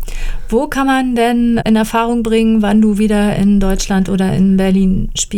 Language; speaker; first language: German; native; German